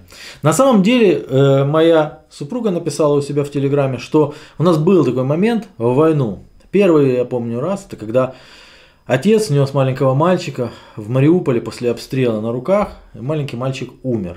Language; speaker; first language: Russian; native; Russian